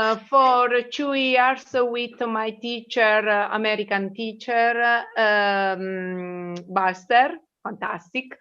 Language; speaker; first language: English; non-native, learner; Italian